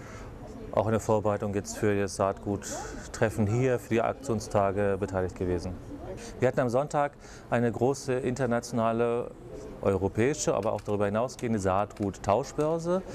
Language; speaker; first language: German; native; German